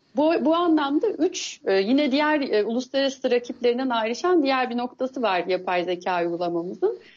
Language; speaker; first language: Turkish; native; Turkish